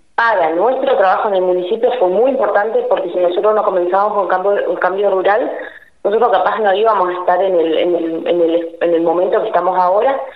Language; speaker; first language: Spanish; native; Spanish